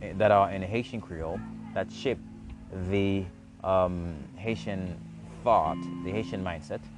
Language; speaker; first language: English; non-native, fluent; Haitian Creole